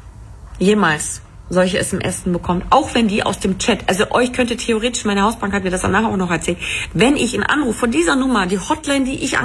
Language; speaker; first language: German; native; German